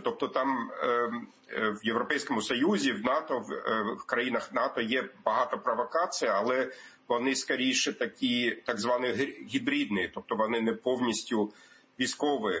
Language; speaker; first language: Ukrainian; non-native, fluent; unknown